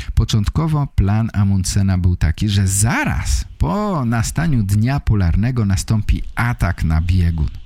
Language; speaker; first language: Polish; native; Polish